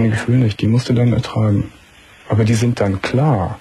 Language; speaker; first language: German; native; German